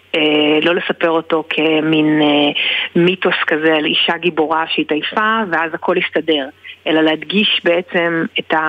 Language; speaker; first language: Hebrew; native; Hebrew